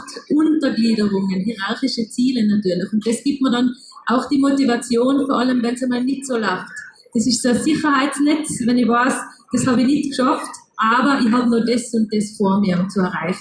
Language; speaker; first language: German; native; German